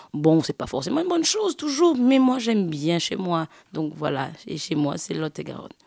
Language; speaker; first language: French; early bilingual, other home language; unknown